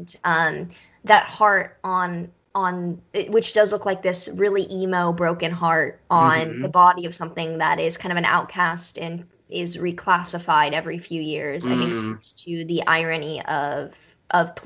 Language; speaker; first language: English; native; English